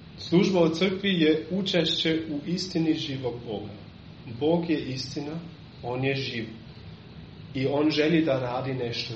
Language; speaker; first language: Serbian; non-native, fluent; German